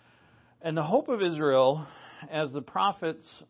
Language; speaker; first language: English; native; English